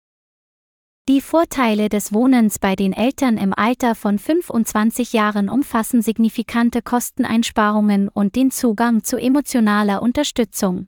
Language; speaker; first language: German; non-native, learner; Vietnamese